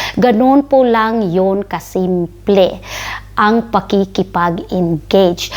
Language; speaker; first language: Filipino; non-native, local second language; Cebuano